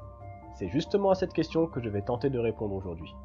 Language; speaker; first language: French; native; French